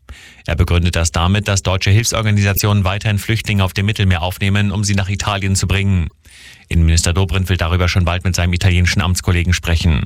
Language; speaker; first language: German; native; German